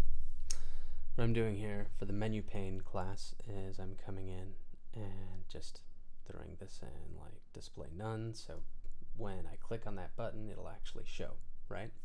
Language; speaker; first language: English; native; English